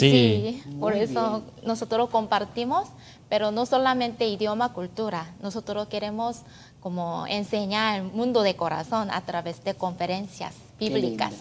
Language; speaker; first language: Spanish; non-native, learner; Korean